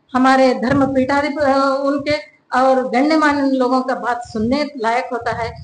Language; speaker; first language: Hindi; non-native, local second language; Kannada